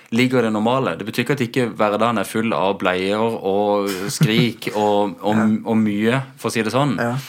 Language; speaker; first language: Norwegian; native; Norwegian